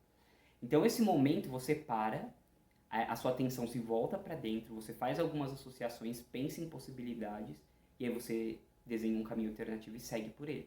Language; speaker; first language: Portuguese; native; Portuguese